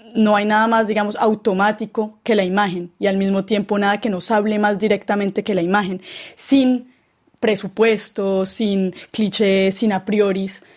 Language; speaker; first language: Spanish; native; Spanish